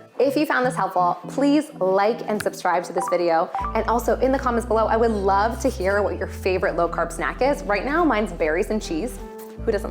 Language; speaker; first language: English; native; English